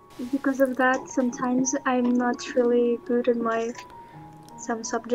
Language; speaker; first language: English; non-native, learner; Russian